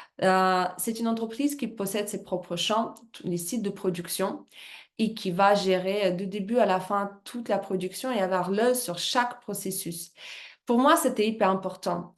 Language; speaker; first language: French; non-native, fluent; Russian